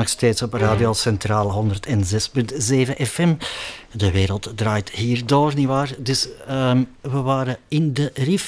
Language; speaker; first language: Dutch; native; Dutch